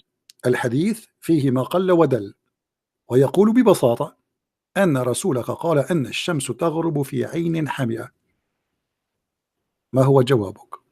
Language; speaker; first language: Arabic; native; Arabic